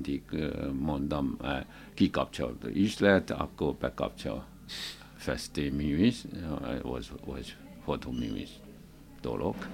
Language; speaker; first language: Hungarian; non-native, learner; Chinese